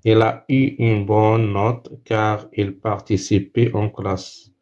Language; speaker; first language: French; non-native, local second language; Arabic